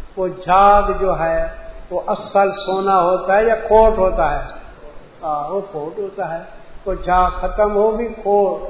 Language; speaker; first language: Urdu; non-native, local second language; Punjabi